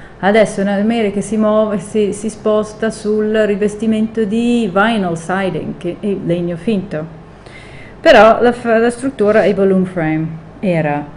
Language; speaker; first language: Italian; non-native, fluent; English